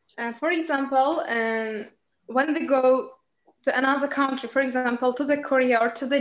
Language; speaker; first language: English; non-native, learner; Uzbek